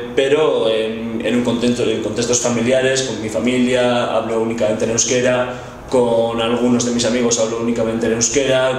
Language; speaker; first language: Spanish; non-native, local second language; Basque